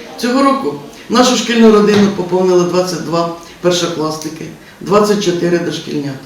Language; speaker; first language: Ukrainian; native; Ukrainian